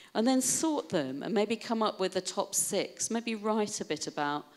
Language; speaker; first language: English; native; English